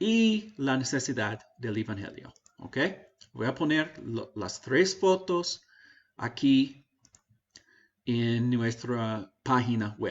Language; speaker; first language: Spanish; non-native, fluent; English